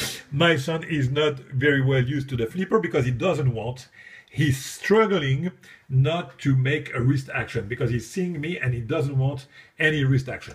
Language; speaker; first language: English; non-native, fluent; French